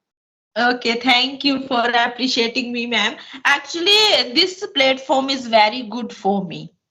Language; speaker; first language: English; non-native, local second language; Hindi